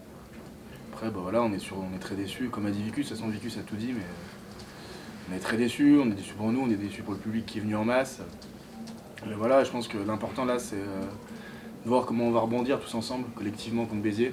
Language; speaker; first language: French; native; French